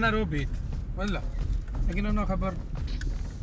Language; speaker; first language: Arabic; non-native, learner; Hindi